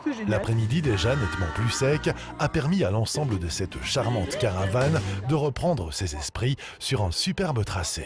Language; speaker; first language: French; native; French